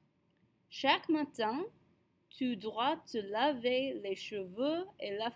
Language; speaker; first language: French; non-native, fluent; English